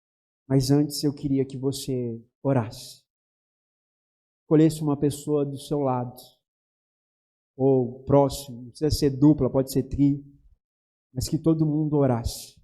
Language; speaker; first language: Portuguese; native; Portuguese